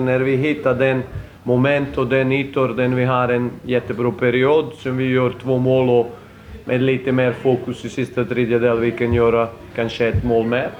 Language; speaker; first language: Swedish; non-native, fluent; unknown